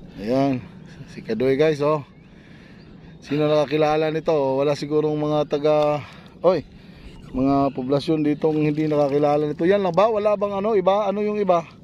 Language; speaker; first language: Filipino; non-native, local second language; Cebuano